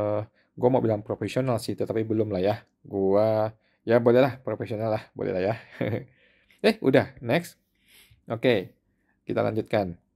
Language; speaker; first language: Indonesian; native; Indonesian